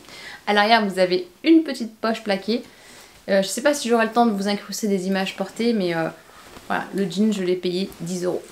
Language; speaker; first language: French; native; French